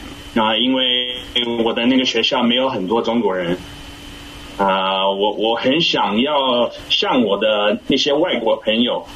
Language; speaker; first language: Chinese; early bilingual, heritage; English